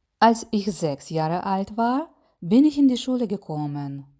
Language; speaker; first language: German; non-native, fluent; Ukrainian